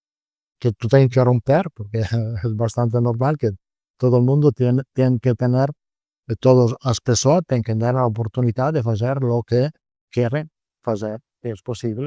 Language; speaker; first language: Portuguese; non-native, learner; Italian